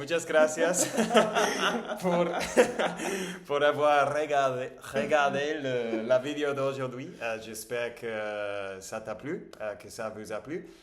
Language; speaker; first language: French; non-native, learner; English